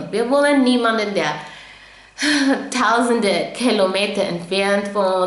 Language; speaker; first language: German; non-native, fluent; English